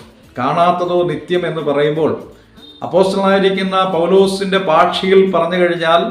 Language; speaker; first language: Malayalam; native; Malayalam